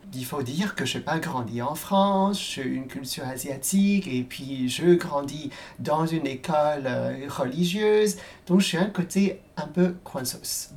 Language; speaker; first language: French; non-native, fluent; Cantonese